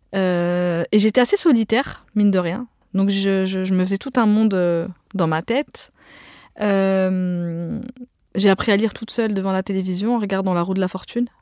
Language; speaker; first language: French; early bilingual, other home language; Arabic